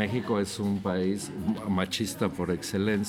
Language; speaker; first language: French; non-native, learner; Spanish